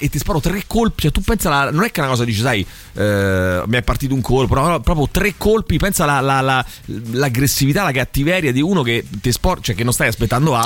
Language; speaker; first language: Italian; native; Italian